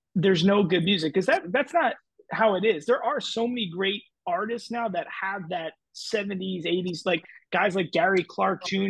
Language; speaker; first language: English; native; English